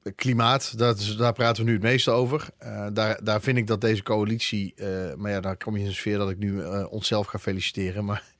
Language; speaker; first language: Dutch; native; Dutch